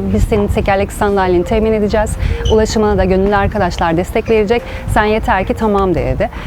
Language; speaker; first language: Turkish; native; Turkish